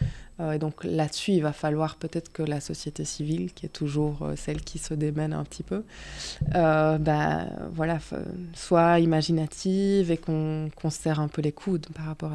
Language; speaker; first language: French; native; French